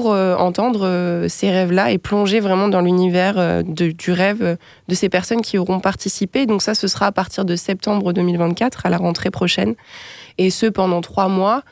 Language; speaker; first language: French; native; French